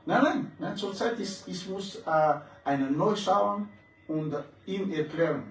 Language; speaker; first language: German; non-native, fluent; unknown